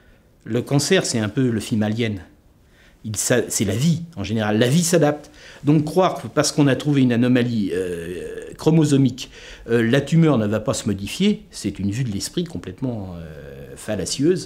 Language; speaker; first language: French; native; French